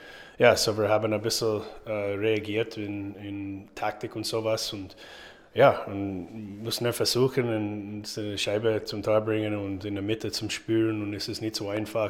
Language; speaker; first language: German; non-native, learner; English